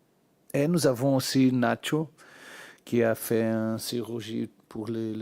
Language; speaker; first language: French; non-native, learner; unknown